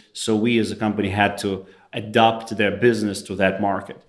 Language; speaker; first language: English; non-native, fluent; Russian